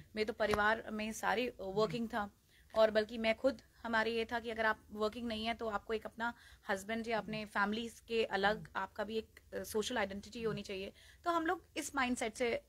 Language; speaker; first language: Hindi; native; Hindi